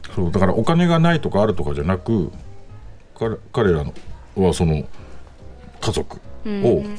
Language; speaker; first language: Japanese; native; Japanese